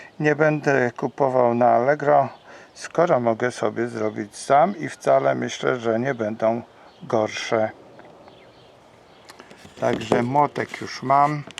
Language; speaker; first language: Polish; native; Polish